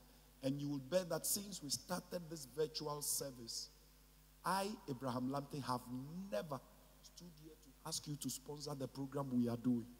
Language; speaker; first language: English; non-native, local second language; Ga